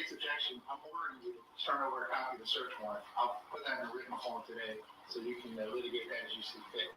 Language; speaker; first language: English; native; English